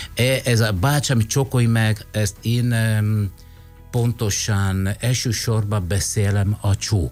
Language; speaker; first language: Hungarian; non-native, fluent; Italian